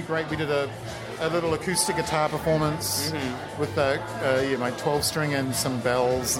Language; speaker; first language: English; native; English